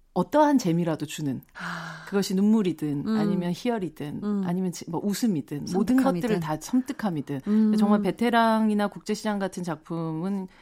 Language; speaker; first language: Korean; native; Korean